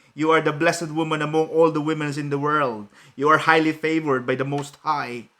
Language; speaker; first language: English; non-native, local second language; Filipino